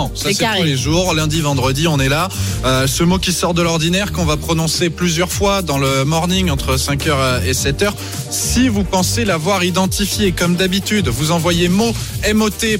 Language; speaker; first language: French; native; French